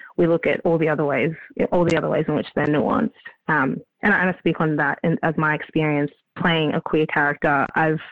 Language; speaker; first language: English; native; English